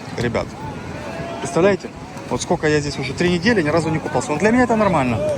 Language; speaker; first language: Russian; native; Russian